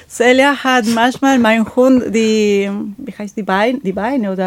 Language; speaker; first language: German; non-native, fluent; Spanish